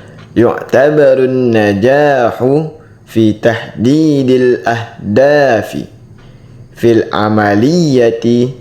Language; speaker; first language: Arabic; non-native, learner; Indonesian